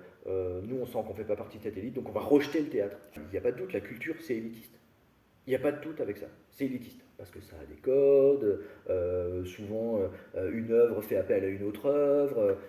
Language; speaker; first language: French; native; French